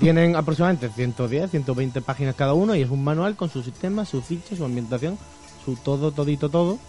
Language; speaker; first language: Spanish; native; Spanish